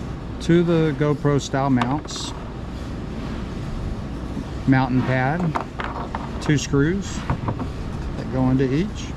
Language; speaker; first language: English; native; English